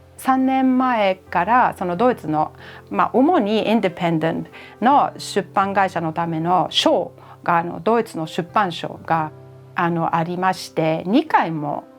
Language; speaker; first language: Japanese; non-native, fluent; German